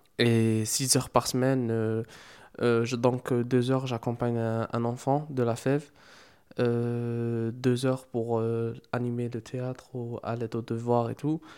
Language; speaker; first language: French; non-native, local second language; Arabic